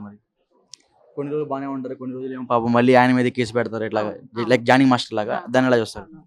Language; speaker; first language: Telugu; native; Telugu